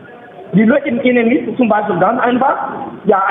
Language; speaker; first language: German; non-native, learner; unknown